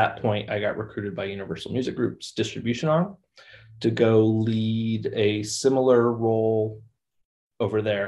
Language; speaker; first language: English; native; English